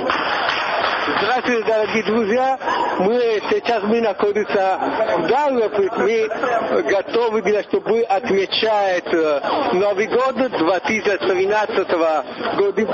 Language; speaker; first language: Russian; non-native, learner; Italian